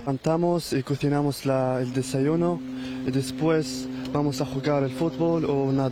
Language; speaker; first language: Spanish; non-native, learner; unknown